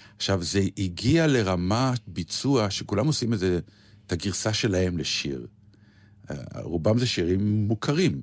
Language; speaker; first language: Hebrew; native; Hebrew